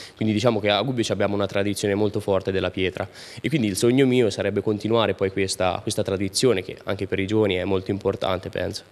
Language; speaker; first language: Italian; native; Italian